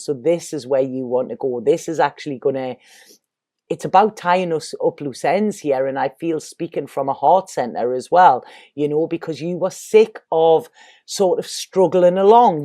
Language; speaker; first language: English; native; English